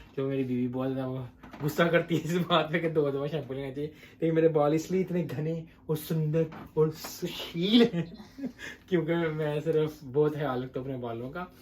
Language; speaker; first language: Urdu; native; Urdu